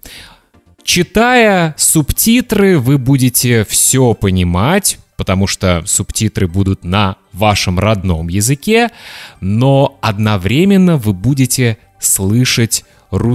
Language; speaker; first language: Russian; native; Russian